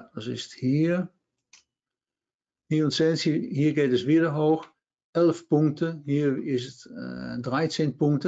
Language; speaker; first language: German; non-native, learner; Dutch